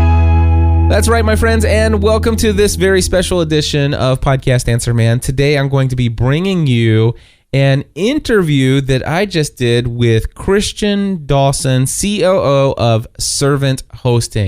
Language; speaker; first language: English; native; English